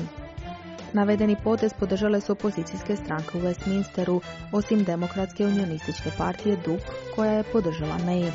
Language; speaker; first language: Croatian; native; Croatian